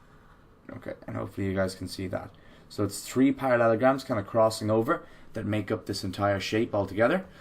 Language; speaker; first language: English; native; English